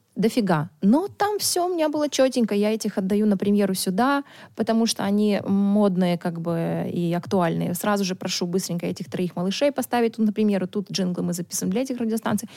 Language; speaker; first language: Russian; native; Russian